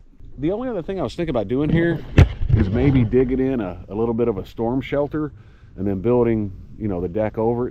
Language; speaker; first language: English; native; English